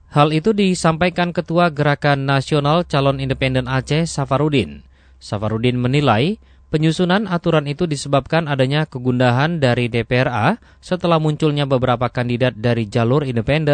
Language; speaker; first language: Indonesian; native; Indonesian